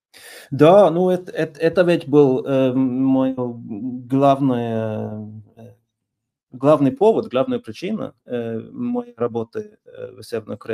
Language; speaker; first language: Russian; non-native, fluent; Norwegian